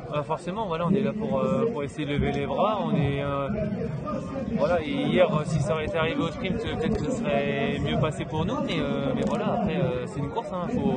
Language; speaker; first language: French; native; French